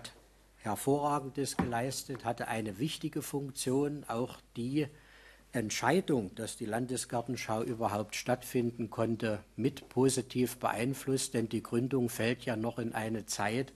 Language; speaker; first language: German; native; German